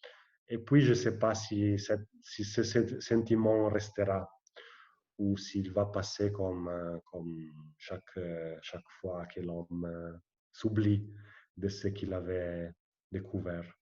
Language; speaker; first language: French; non-native, fluent; Italian